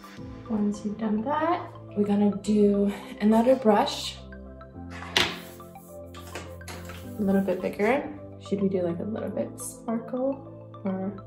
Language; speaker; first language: English; non-native, fluent; Swedish